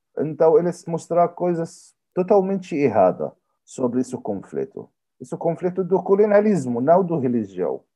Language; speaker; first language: Portuguese; non-native, learner; Arabic